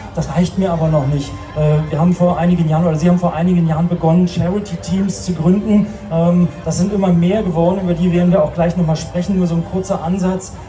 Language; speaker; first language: German; native; German